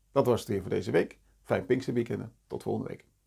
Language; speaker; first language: Dutch; native; Dutch